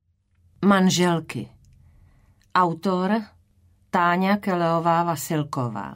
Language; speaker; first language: Czech; native; Czech